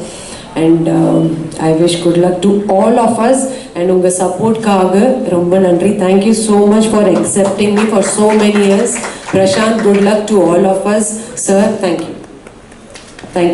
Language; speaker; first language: Tamil; non-native, local second language; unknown